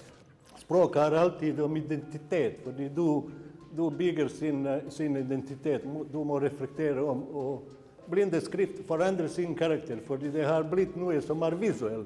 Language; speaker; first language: Norwegian; non-native, fluent; Bosnian